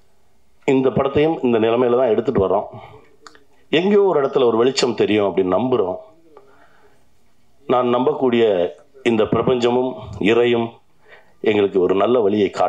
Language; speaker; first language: Tamil; native; Tamil